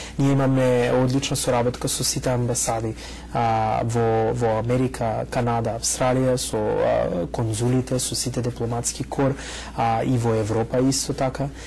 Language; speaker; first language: Macedonian; early bilingual, heritage; Macedonian